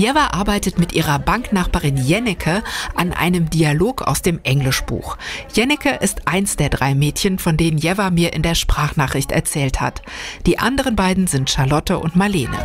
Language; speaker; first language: German; native; German